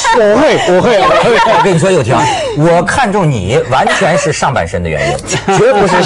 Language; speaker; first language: Chinese; native; Chinese